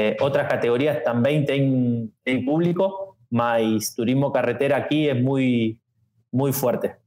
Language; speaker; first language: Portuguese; non-native, learner; Spanish